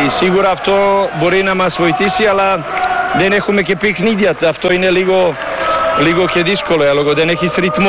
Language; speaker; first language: Greek; non-native, learner; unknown